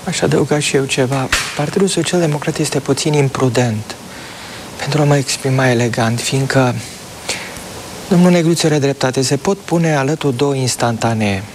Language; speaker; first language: Romanian; native; Romanian